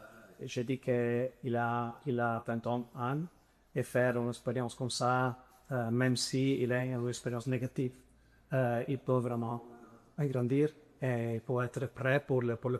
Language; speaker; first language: French; non-native, fluent; Italian